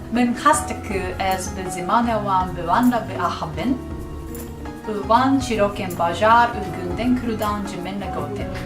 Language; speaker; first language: Kurdish; non-native, learner; Japanese